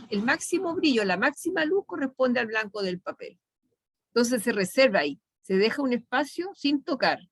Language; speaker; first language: Spanish; native; Spanish